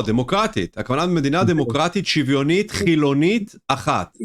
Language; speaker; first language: Hebrew; native; Hebrew